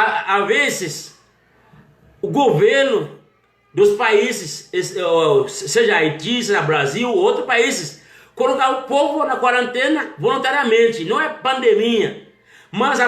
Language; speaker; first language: Portuguese; non-native, learner; Haitian Creole